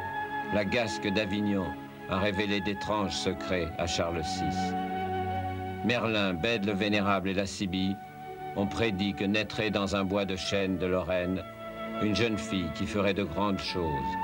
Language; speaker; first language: French; native; French